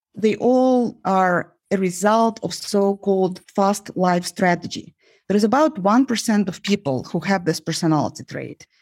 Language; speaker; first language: English; non-native, fluent; Uzbek